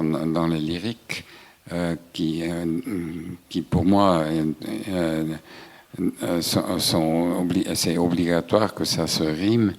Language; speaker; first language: French; non-native, local second language; German